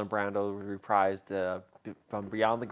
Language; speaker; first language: English; native; English